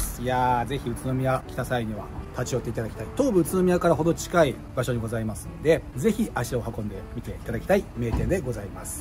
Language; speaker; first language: Japanese; native; Japanese